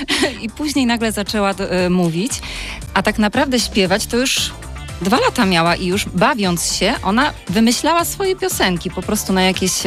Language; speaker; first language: Polish; native; Polish